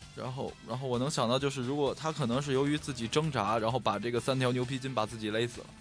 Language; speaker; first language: Chinese; native; Chinese